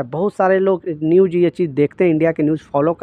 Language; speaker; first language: Hindi; native; Hindi